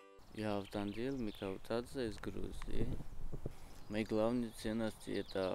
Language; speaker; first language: Russian; non-native, learner; Georgian